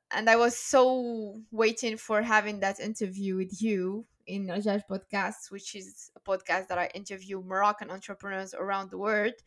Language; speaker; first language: English; non-native, fluent; Arabic